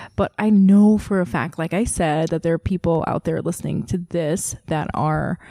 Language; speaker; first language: English; early bilingual, other home language; Korean